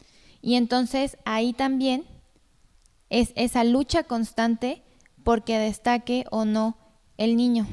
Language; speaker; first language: Spanish; native; Spanish